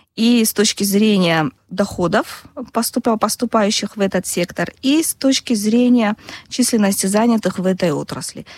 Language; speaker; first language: Russian; non-native, local second language; Abkhazian